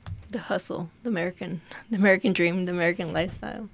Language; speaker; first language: English; early bilingual, other home language; Spanish